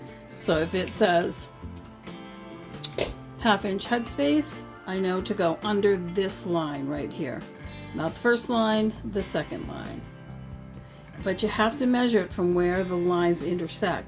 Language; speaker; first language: English; native; English